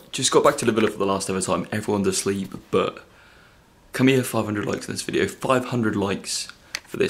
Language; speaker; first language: English; native; English